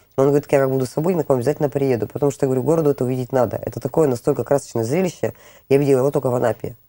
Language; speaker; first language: Russian; native; Russian